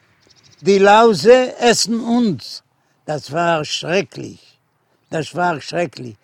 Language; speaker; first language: German; non-native, learner; Yiddish